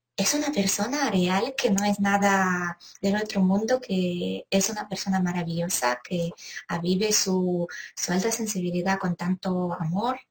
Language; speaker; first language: Spanish; non-native, fluent; Ukrainian